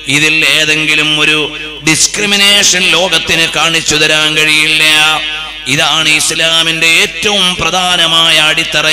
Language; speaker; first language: Malayalam; native; Malayalam